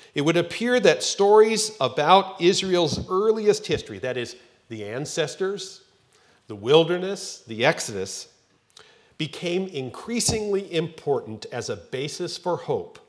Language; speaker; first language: English; native; English